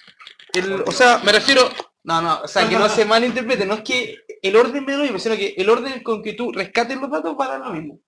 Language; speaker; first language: Spanish; native; Spanish